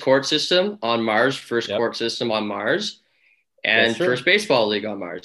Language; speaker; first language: English; native; English